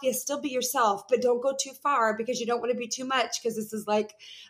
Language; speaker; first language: English; native; English